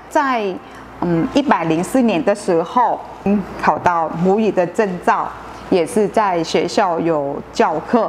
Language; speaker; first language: Chinese; non-native, fluent; Vietnamese